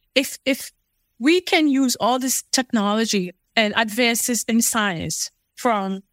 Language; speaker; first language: English; non-native, local second language; Fula